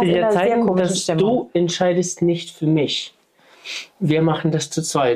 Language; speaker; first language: German; non-native, fluent; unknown